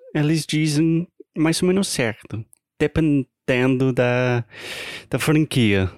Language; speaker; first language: Portuguese; non-native, fluent; English